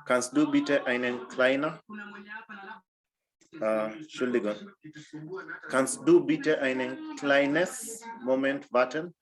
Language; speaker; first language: German; non-native, learner; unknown